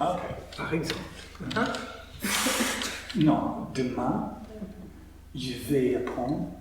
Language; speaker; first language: French; non-native, learner; English